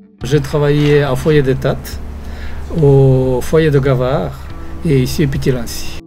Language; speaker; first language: French; non-native, fluent; Russian